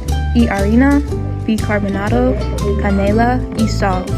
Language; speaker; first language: Spanish; non-native, learner; English